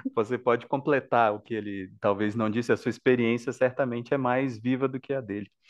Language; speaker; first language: Portuguese; native; Portuguese